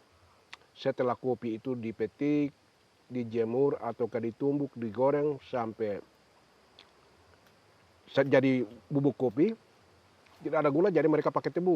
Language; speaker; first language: Indonesian; non-native, local second language; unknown